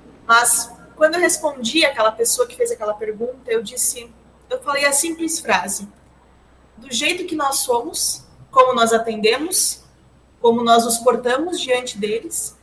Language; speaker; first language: Portuguese; native; Portuguese